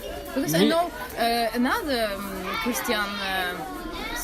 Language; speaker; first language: English; non-native, learner; Russian